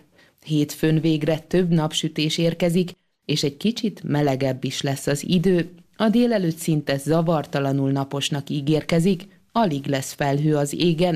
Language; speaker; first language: Hungarian; native; Hungarian